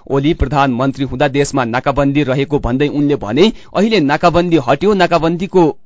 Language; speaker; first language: Nepali; native; Nepali